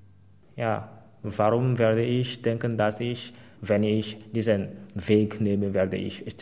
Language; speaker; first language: German; non-native, fluent; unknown